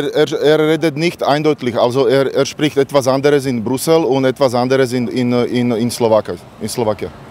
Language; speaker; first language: German; non-native, learner; Slovak